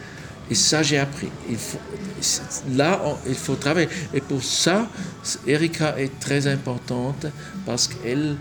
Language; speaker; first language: French; non-native, local second language; German